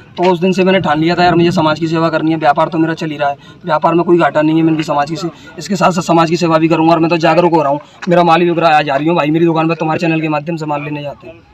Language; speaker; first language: Hindi; native; Hindi